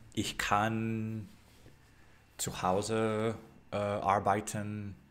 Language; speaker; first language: German; non-native, learner; English